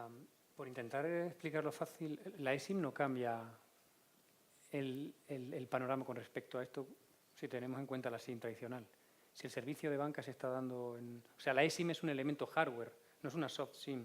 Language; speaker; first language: Spanish; native; Spanish